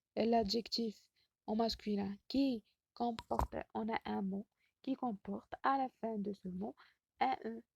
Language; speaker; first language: French; non-native, local second language; Arabic